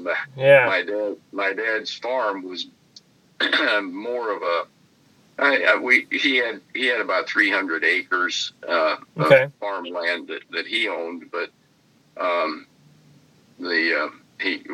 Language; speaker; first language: English; native; English